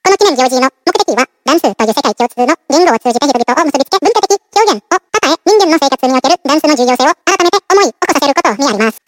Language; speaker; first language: Japanese; non-native, fluent; Indonesian